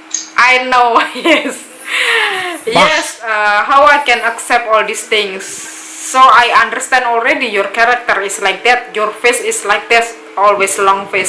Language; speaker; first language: English; non-native, local second language; Indonesian